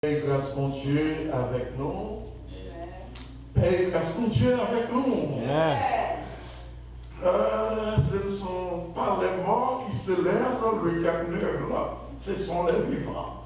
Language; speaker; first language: French; non-native, local second language; Haitian Creole